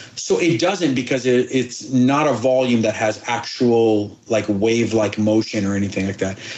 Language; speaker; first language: English; early bilingual, other home language; Persian